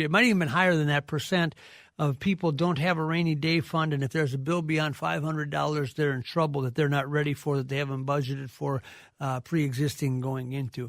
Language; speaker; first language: English; native; English